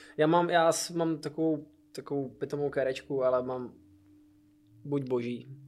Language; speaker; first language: Czech; native; Czech